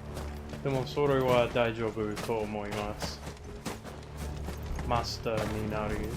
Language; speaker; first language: Japanese; non-native, learner; English